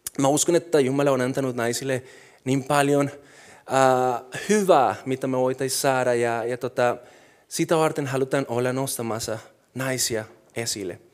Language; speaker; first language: Finnish; non-native, fluent; Spanish